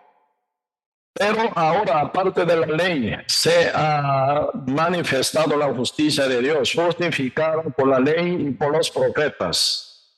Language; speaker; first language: Spanish; non-native, learner; Korean